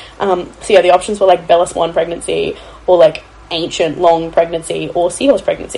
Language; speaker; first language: English; native; English